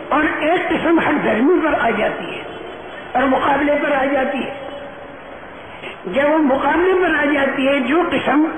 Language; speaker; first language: Urdu; non-native, local second language; Gujarati